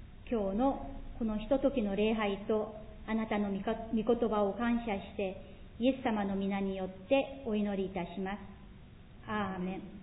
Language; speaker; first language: Japanese; non-native, fluent; Korean